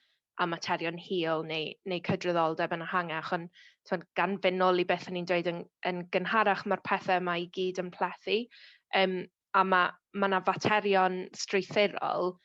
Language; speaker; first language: Welsh; native; Welsh